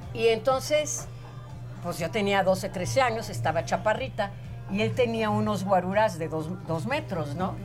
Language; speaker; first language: Spanish; non-native, fluent; Hebrew